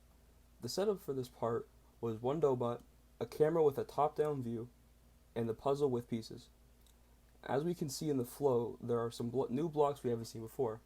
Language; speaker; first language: English; native; English